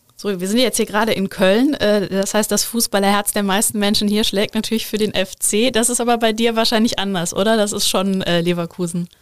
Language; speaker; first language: German; native; German